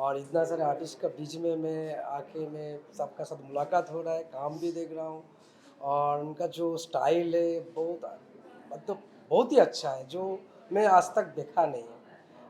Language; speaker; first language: Hindi; non-native, local second language; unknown